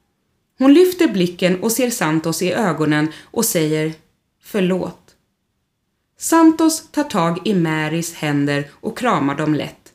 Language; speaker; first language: Swedish; native; Swedish